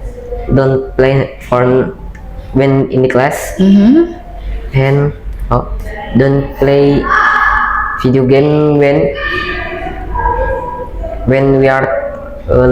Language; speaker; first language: English; non-native, learner; Indonesian